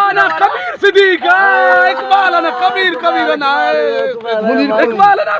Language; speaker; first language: Arabic; non-native, learner; Sindhi